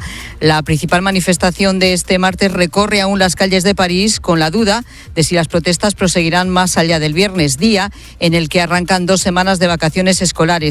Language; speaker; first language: Spanish; native; Spanish